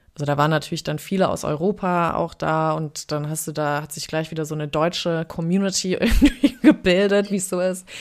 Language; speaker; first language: German; native; German